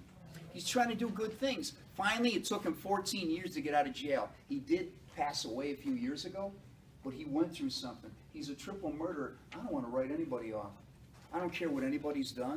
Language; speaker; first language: English; native; English